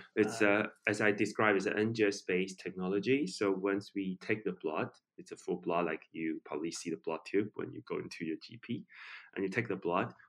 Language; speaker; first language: English; non-native, fluent; Chinese